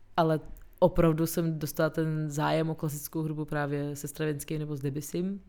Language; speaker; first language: Czech; early bilingual, other home language; Russian